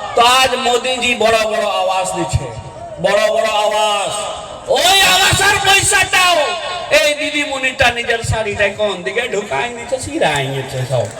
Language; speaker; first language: Bangla; non-native, local second language; Hindi